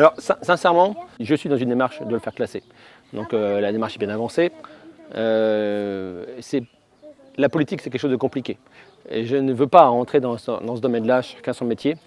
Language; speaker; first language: French; native; French